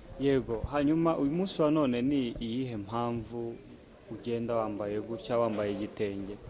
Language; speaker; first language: Kinyarwanda; native; Kinyarwanda